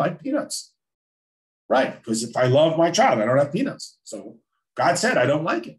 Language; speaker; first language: English; native; English